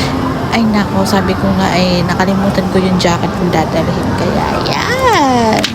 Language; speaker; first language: Filipino; native; Filipino